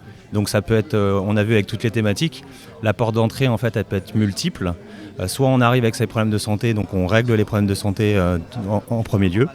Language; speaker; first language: French; native; French